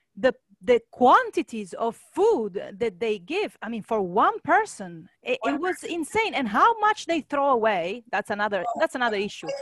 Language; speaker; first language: English; non-native, fluent; Italian